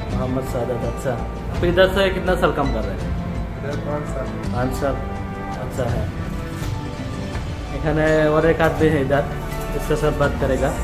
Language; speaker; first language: Hindi; non-native, learner; Bangla